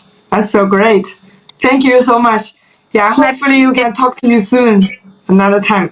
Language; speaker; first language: English; non-native, fluent; Chinese